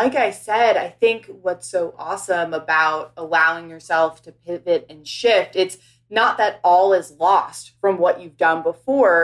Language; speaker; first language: English; native; English